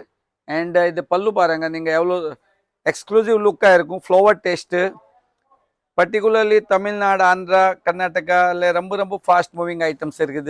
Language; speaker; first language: Tamil; non-native, fluent; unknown